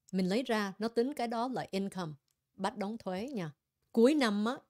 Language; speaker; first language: Vietnamese; native; Vietnamese